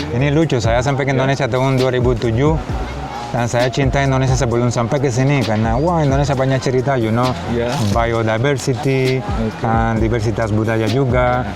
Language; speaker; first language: Indonesian; non-native, fluent; Spanish